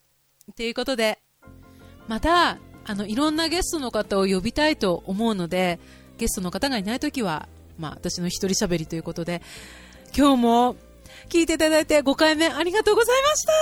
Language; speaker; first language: Japanese; native; Japanese